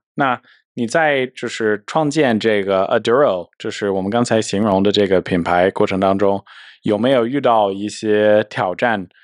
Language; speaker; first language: Chinese; non-native, fluent; English